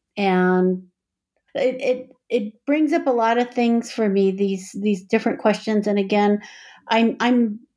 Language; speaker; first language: English; native; English